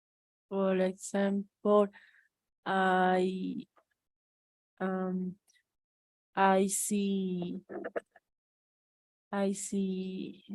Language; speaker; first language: English; non-native, learner; Spanish